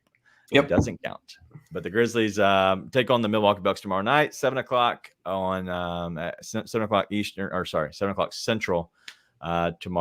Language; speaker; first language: English; native; English